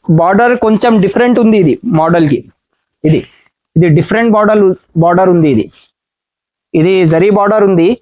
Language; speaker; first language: Telugu; non-native, learner; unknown